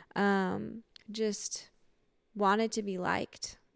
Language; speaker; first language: English; native; English